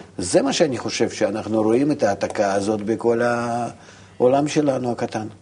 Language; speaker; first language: Hebrew; non-native, fluent; Russian